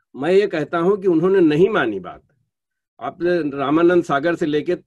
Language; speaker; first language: Hindi; native; Hindi